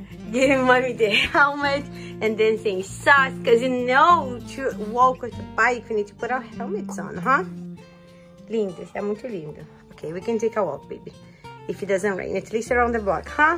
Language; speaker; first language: English; non-native, fluent; Portuguese